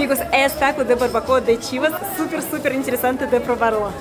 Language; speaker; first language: Spanish; non-native, fluent; Russian